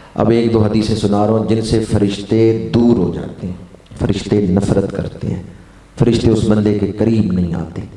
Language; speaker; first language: Urdu; non-native, local second language; Punjabi